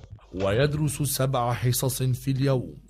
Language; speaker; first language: Arabic; non-native, learner; Uzbek